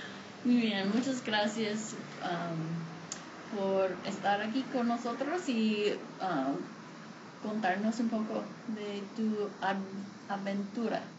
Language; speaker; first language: Spanish; non-native, fluent; English